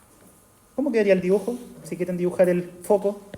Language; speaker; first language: Spanish; native; Spanish